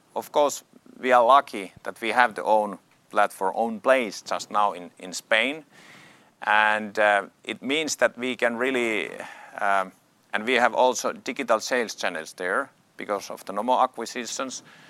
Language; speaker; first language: English; non-native, fluent; Finnish